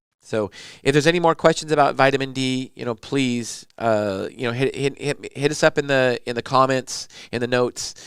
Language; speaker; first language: English; native; English